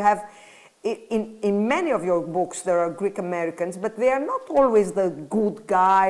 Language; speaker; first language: English; non-native, fluent; Greek